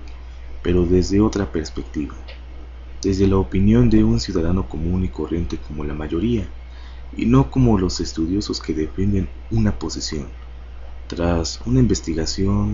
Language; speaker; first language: Spanish; native; Spanish